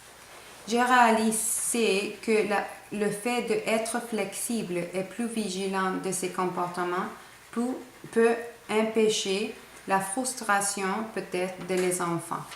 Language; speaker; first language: French; non-native, fluent; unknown